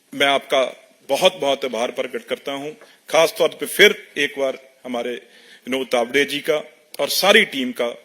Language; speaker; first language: Hindi; non-native, local second language; Punjabi